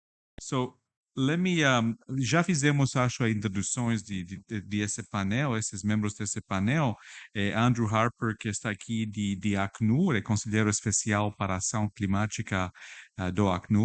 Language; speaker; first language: Portuguese; non-native, learner; English